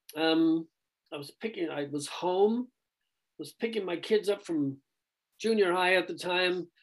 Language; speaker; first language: English; native; English